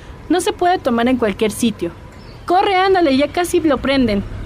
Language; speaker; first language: Spanish; native; Spanish